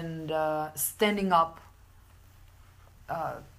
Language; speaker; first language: English; non-native, fluent; Spanish